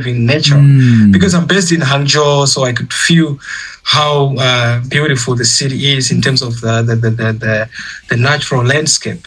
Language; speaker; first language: English; non-native, local second language; Shona